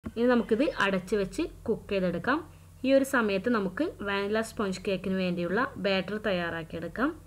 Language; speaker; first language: Malayalam; native; Malayalam